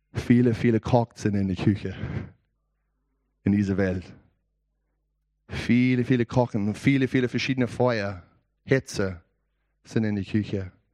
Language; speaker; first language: German; non-native, learner; English